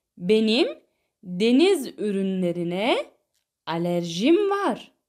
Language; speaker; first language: Turkish; non-native, fluent; Arabic